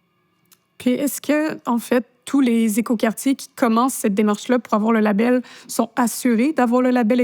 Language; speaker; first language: French; native; French